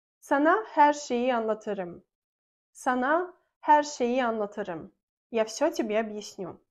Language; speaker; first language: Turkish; non-native, fluent; Russian